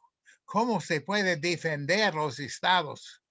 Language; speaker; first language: Spanish; non-native, fluent; English